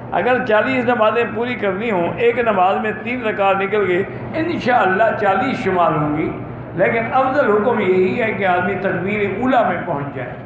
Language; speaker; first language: Urdu; native; Urdu